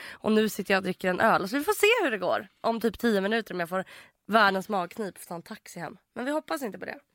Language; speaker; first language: Swedish; native; Swedish